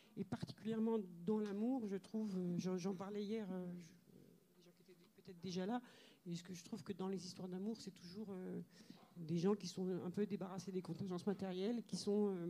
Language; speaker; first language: French; native; French